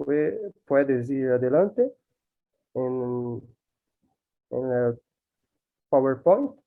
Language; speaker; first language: Spanish; non-native, learner; Portuguese